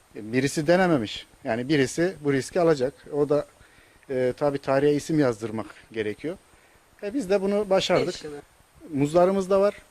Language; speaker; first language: Turkish; native; Turkish